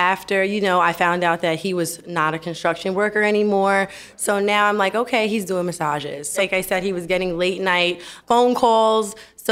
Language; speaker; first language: English; native; English